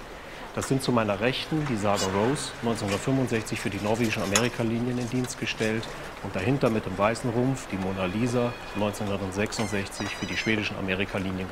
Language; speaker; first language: German; native; German